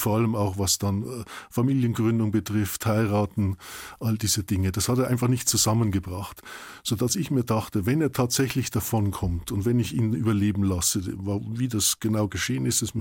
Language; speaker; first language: German; native; German